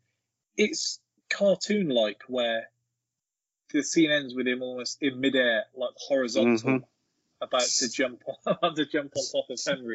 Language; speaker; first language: English; native; English